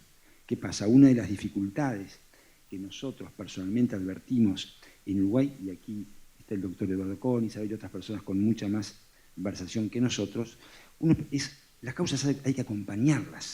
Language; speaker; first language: Spanish; native; Spanish